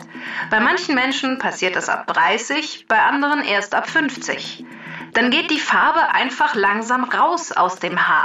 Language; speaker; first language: German; native; German